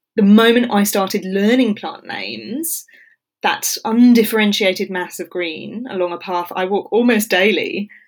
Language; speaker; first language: English; native; English